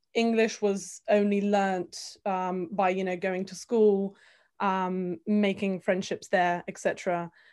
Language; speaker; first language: English; early bilingual, other home language; Bulgarian